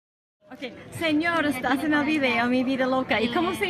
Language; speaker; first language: Spanish; non-native, learner; English